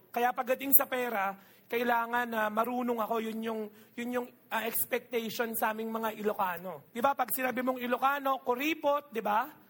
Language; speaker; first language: Filipino; non-native, local second language; Iloko